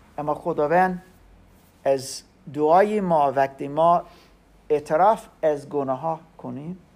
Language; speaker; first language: Persian; non-native, learner; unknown